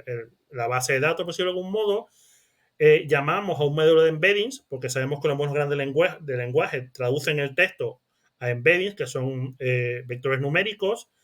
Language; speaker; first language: Spanish; native; Spanish